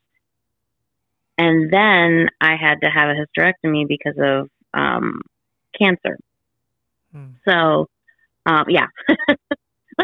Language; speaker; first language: English; native; English